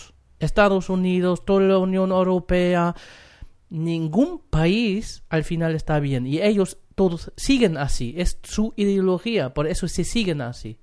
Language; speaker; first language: Spanish; non-native, fluent; German